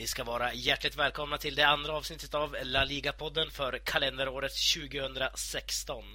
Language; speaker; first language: Swedish; native; Swedish